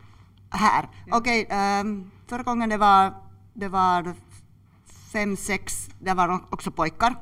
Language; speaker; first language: Swedish; non-native, local second language; Finnish